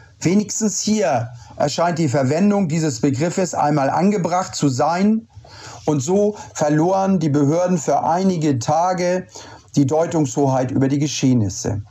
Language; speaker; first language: German; native; German